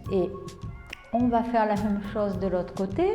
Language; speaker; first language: French; native; French